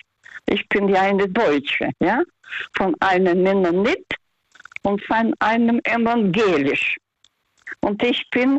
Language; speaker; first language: German; non-native, fluent; Russian